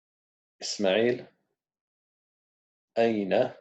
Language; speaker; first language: Arabic; non-native, fluent; English